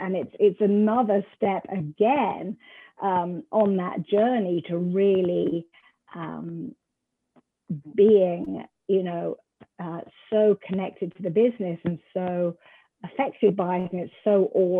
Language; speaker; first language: English; native; English